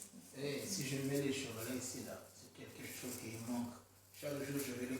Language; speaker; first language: French; native; French